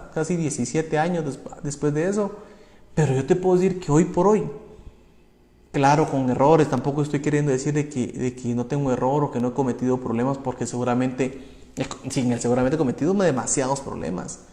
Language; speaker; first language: Spanish; native; Spanish